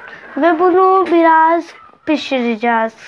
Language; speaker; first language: Turkish; non-native, learner; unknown